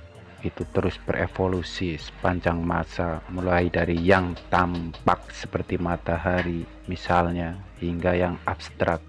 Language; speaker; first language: Indonesian; native; Indonesian